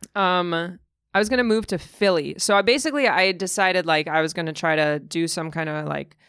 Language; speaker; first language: English; early bilingual, other home language; Russian